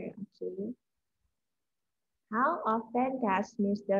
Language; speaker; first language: English; non-native, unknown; Thai